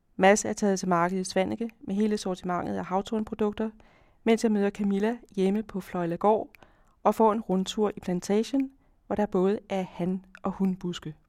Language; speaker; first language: Danish; native; Danish